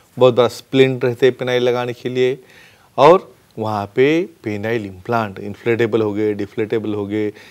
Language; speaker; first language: Hindi; non-native, local second language; Marathi